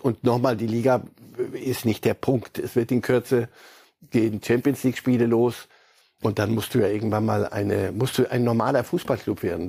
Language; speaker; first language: German; native; German